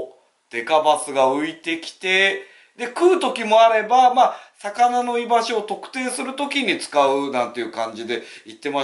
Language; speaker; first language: Japanese; native; Japanese